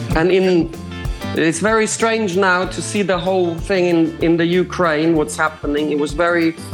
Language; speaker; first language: English; non-native, fluent; Croatian